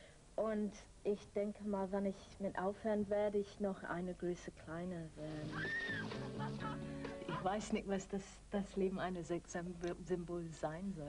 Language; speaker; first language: German; non-native, fluent; English